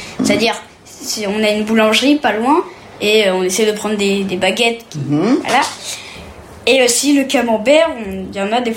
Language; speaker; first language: French; early bilingual, heritage; French